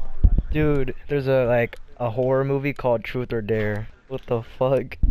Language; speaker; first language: English; native; English